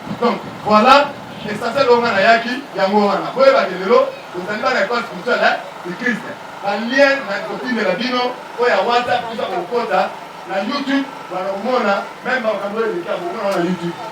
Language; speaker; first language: Lingala; native; Lingala